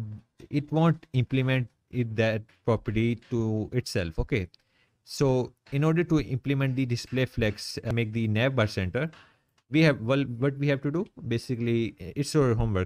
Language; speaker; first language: English; non-native, local second language; Urdu